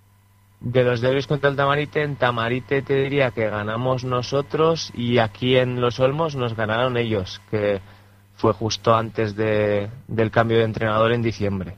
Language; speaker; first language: Spanish; native; Spanish